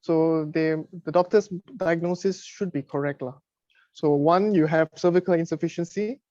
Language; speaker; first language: English; non-native, local second language; Chinese